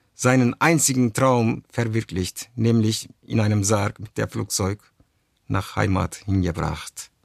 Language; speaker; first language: German; early bilingual, other home language; Turkish